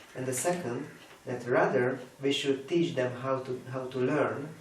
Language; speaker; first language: English; non-native, fluent; Hungarian